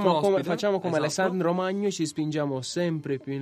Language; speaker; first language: Italian; native; Italian